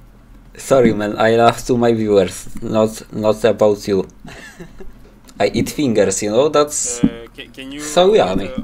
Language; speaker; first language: English; non-native, learner; Polish